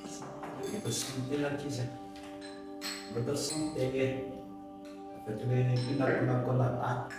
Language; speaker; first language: French; non-native, local second language; Malagasy